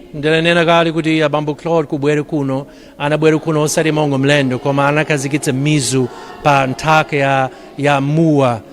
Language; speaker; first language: Nyanja; non-native, fluent; English